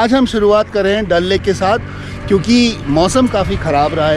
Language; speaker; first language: Hindi; native; Hindi